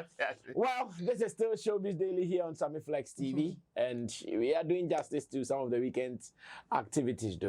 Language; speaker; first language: English; non-native, local second language; Akan